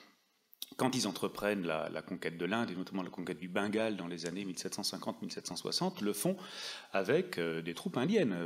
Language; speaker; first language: French; native; French